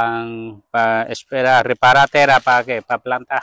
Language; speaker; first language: Portuguese; non-native, learner; Vietnamese